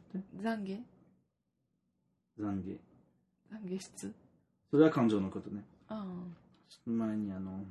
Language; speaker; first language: Japanese; non-native, learner; French